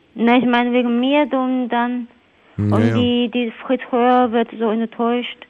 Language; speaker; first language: German; non-native, learner; Chinese